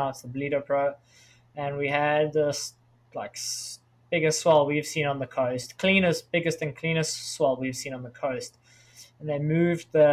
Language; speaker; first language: English; native; English